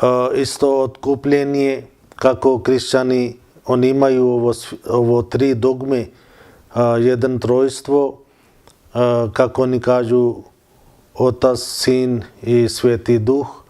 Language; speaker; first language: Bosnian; non-native, fluent; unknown